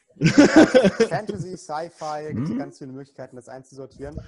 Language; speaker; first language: German; native; German